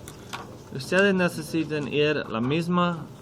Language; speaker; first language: Spanish; non-native, learner; English